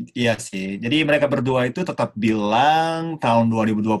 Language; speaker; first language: Indonesian; non-native, fluent; Japanese